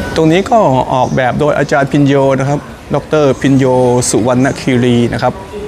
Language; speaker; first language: Thai; non-native, local second language; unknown